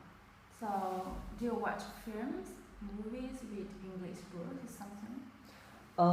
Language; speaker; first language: English; non-native, fluent; Vietnamese